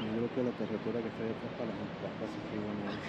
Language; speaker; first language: Spanish; native; Spanish